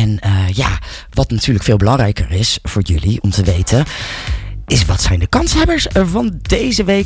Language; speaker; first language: Dutch; native; Dutch